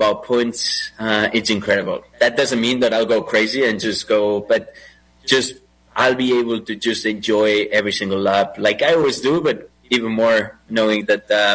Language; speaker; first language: English; non-native, fluent; Spanish